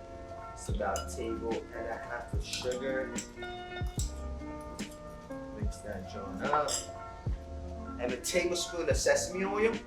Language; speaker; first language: English; native; English